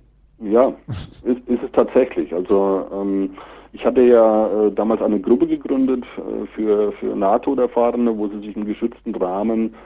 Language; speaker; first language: German; native; German